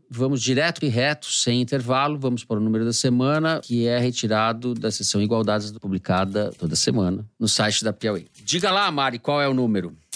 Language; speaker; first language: Portuguese; native; Portuguese